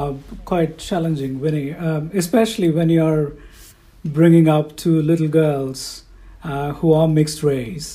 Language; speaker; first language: English; non-native, local second language; Tamil